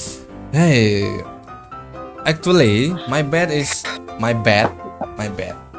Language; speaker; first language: English; non-native, learner; Indonesian